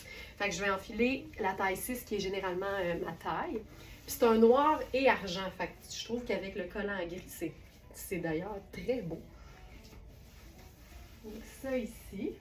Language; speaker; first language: French; native; French